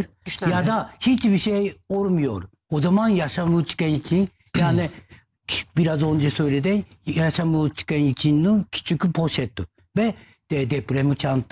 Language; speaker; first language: Turkish; non-native, learner; Japanese